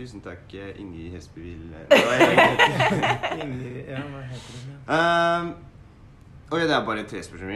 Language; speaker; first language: Norwegian; non-native, fluent; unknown